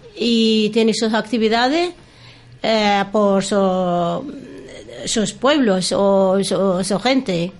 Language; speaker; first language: Spanish; non-native, fluent; Arabic